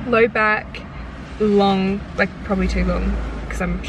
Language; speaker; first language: English; native; English